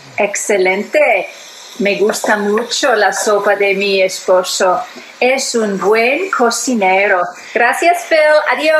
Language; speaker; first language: Spanish; non-native, fluent; English